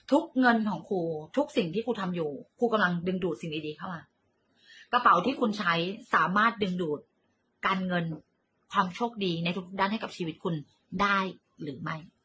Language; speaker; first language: Thai; native; Thai